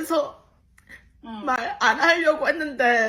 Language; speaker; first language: Korean; early bilingual, heritage; English